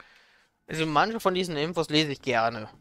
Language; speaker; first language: German; native; German